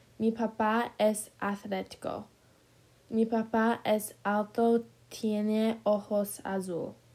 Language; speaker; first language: Spanish; non-native, learner; English